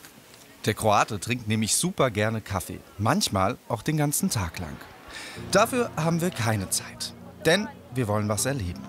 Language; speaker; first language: German; early bilingual, other home language; Croatian